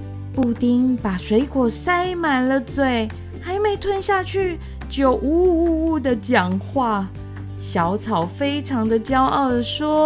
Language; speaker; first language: Chinese; native; Chinese